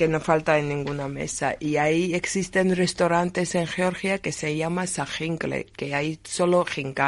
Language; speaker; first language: Spanish; non-native, learner; Georgian